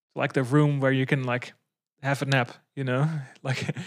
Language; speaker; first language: English; non-native, fluent; Dutch